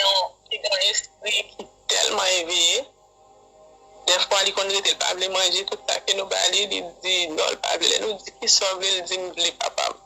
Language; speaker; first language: Haitian Creole; native; Haitian Creole